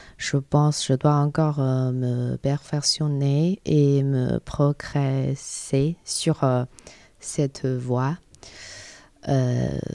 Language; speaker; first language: French; non-native, learner; Chinese